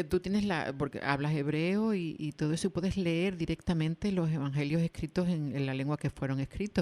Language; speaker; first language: Spanish; native; Spanish